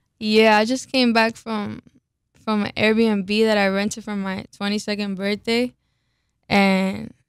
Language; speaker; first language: English; early bilingual, other home language; Spanish